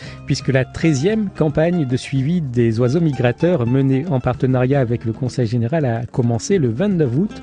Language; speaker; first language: French; native; French